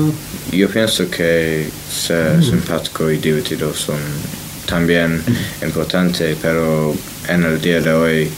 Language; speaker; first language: Spanish; non-native, learner; English